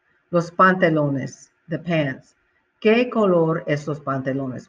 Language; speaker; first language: Spanish; non-native, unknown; English